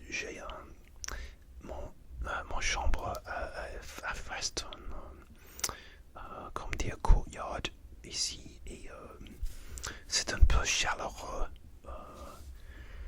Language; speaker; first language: French; non-native, learner; English